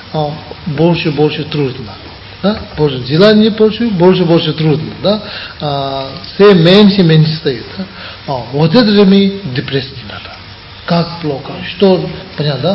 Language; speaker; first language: Russian; non-native, learner; Tibetan